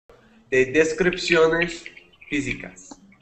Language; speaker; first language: Spanish; non-native, fluent; English